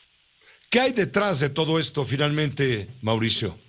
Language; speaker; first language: Spanish; native; Spanish